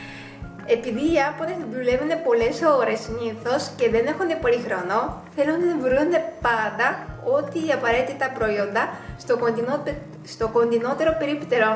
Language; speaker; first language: Greek; non-native, fluent; Japanese